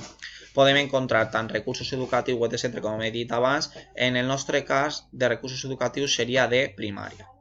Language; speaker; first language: Catalan; non-native, local second language; Spanish